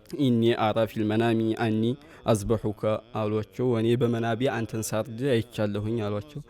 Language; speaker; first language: Amharic; native; Amharic